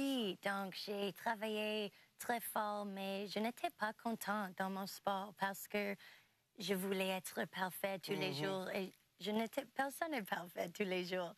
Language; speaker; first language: French; non-native, local second language; English